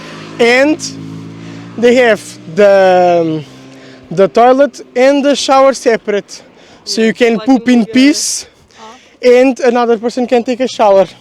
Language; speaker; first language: English; non-native, fluent; Portuguese